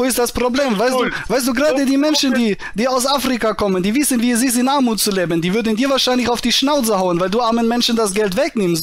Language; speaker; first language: German; native; German